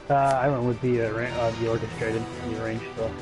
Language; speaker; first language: English; native; English